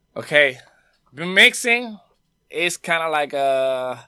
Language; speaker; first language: English; non-native, fluent; Spanish